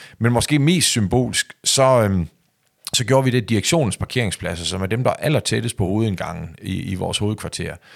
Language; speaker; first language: Danish; native; Danish